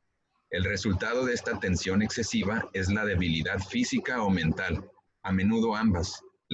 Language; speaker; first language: Spanish; native; Spanish